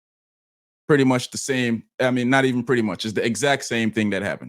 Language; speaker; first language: English; native; English